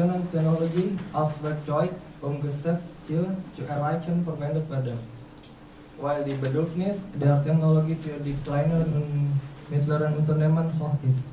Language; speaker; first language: German; non-native, learner; Indonesian